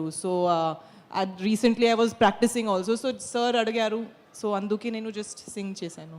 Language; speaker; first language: Telugu; non-native, fluent; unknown